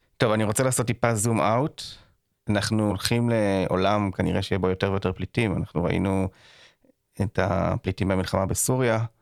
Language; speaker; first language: Hebrew; native; Hebrew